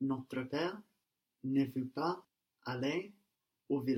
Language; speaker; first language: French; non-native, learner; English